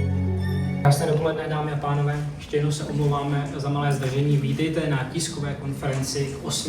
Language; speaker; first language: Czech; native; Czech